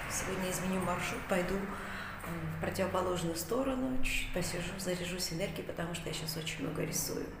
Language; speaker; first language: Russian; non-native, local second language; Georgian